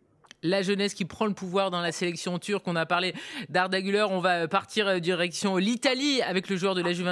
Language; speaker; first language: French; native; French